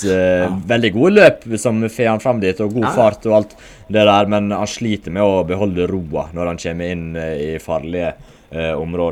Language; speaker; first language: Norwegian; native; Norwegian